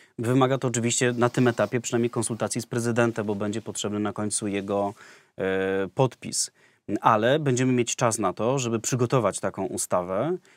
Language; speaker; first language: Polish; native; Polish